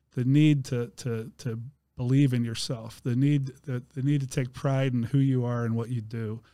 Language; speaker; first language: English; native; English